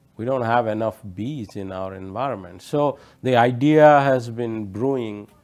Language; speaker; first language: English; non-native, local second language; Odia